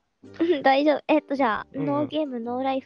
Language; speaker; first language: Japanese; non-native, learner; Filipino